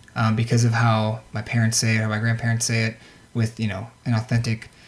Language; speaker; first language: English; native; English